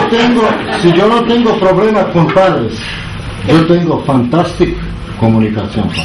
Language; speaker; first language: Spanish; non-native, learner; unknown